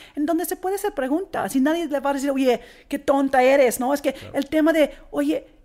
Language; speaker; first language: Spanish; non-native, fluent; English